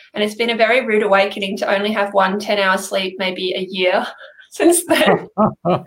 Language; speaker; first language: English; native; English